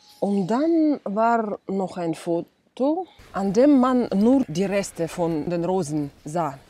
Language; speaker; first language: German; non-native, fluent; Ukrainian